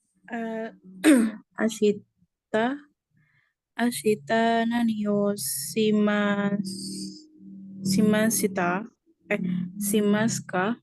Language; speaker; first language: Japanese; non-native, learner; Indonesian